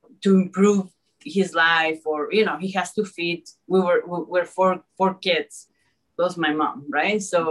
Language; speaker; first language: English; early bilingual, other home language; Spanish